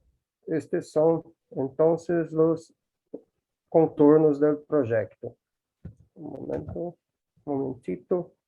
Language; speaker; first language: Spanish; non-native, learner; Portuguese